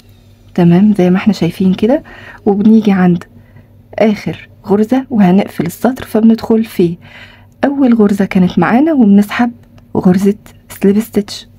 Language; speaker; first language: Arabic; native; Arabic